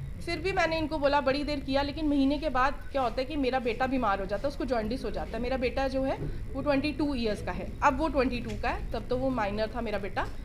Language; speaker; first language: Hindi; non-native, local second language; Punjabi